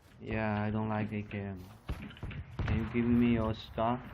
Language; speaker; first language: English; non-native, learner; Chinese